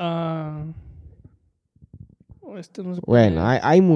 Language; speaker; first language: Spanish; non-native, fluent; English